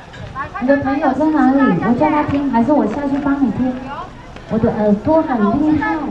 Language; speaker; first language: Chinese; native; Chinese